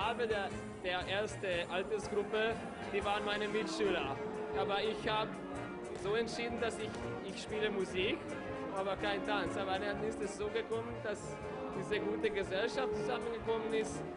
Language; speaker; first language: German; non-native, local second language; Hungarian